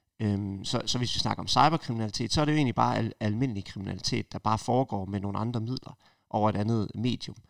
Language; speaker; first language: Danish; native; Danish